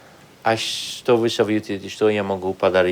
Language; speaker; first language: Russian; non-native, fluent; Dutch